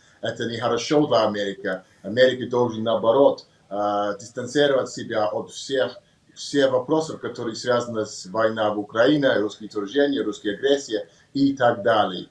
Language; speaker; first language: Russian; non-native, learner; English